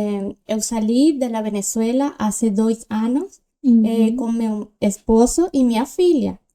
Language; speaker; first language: Portuguese; non-native, learner; Spanish